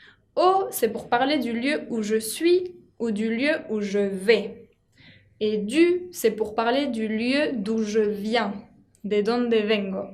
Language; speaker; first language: French; non-native, fluent; Spanish